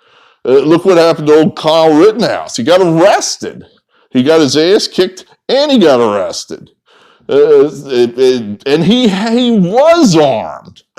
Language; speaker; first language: English; native; English